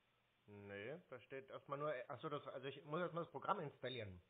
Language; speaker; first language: German; native; German